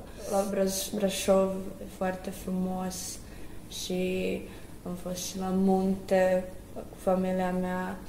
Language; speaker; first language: Romanian; early bilingual, heritage; Croatian